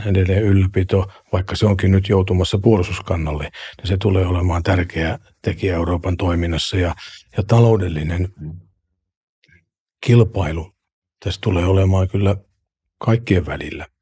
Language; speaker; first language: Finnish; native; Finnish